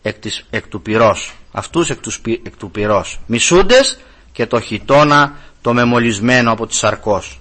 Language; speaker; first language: Greek; native; Greek